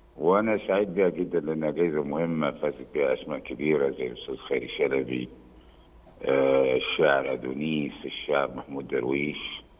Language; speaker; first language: Arabic; native; Arabic